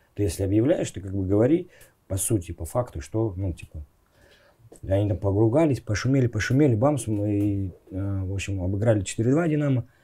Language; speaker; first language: Russian; native; Russian